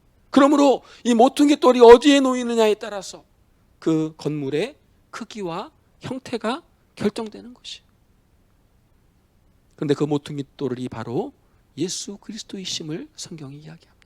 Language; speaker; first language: Korean; native; Korean